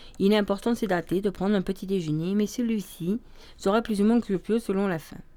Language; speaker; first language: French; native; French